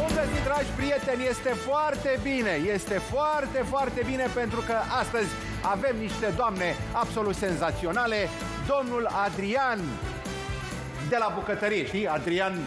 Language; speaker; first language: Romanian; native; Romanian